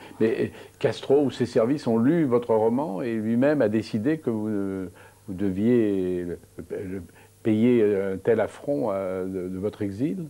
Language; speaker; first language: French; native; French